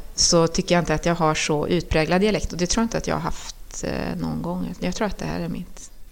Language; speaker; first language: Swedish; early bilingual, other home language; Spanish